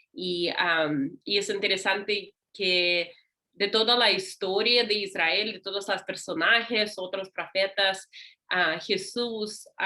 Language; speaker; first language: Spanish; non-native, learner; English